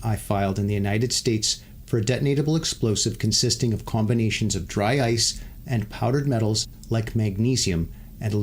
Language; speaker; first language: English; native; English